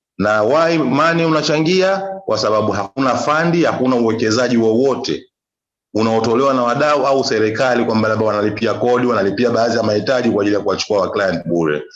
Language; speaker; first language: Swahili; native; Swahili